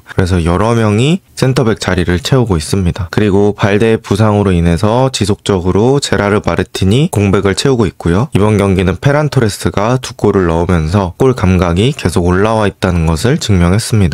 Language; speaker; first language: Korean; native; Korean